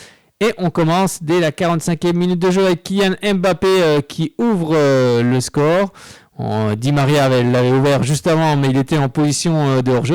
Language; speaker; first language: French; native; French